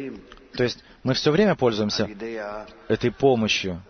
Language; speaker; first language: Russian; native; Russian